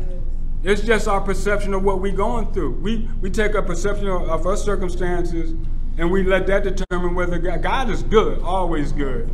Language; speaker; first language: English; native; English